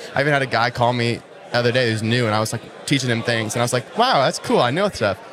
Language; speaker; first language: English; native; English